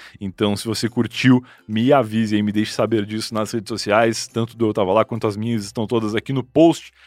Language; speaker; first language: Portuguese; native; Portuguese